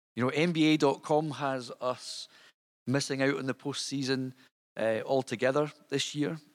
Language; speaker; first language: English; native; English